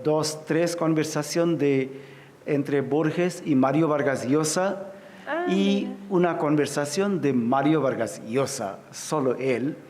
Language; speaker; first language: Spanish; non-native, fluent; Bangla